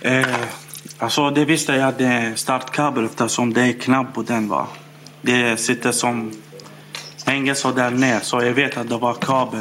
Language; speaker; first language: Swedish; non-native, fluent; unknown